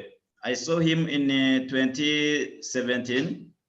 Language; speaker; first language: English; non-native, learner; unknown